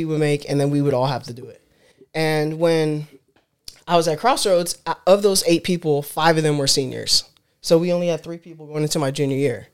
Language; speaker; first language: English; native; English